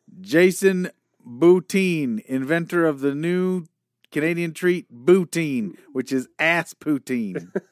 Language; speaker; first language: English; native; English